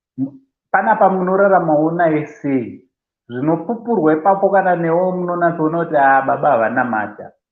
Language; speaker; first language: Shona; native; Shona